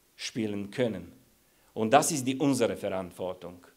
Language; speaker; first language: German; non-native, fluent; Bulgarian